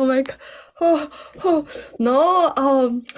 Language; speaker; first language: English; non-native, learner; Thai